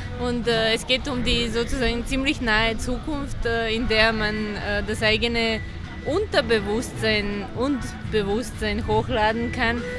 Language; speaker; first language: German; non-native, fluent; Serbian